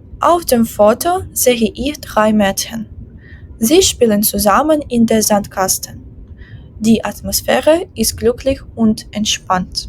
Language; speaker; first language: German; non-native, fluent; Ukrainian